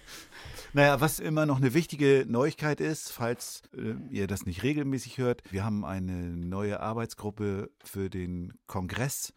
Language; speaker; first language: German; native; German